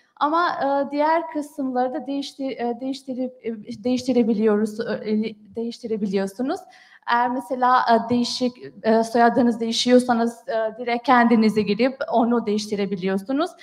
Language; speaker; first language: Turkish; non-native, fluent; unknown